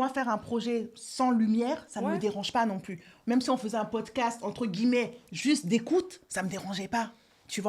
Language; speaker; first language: French; native; French